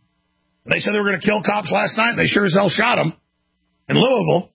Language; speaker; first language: English; native; English